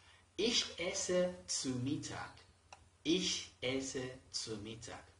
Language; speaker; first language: German; non-native, fluent; Spanish